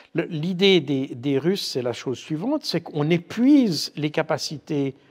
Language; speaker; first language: French; native; French